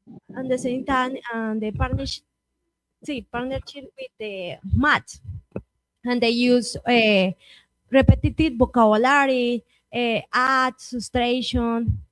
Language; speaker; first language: English; non-native, learner; Spanish